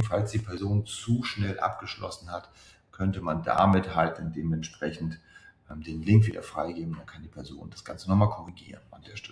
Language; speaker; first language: German; native; German